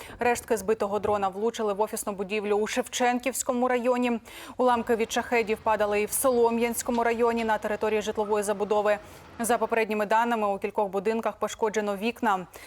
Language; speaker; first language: Ukrainian; native; Ukrainian